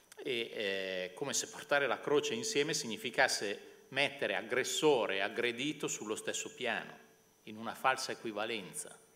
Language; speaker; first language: Italian; native; Italian